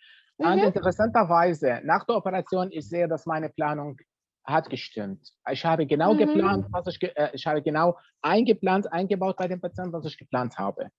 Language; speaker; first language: German; non-native, fluent; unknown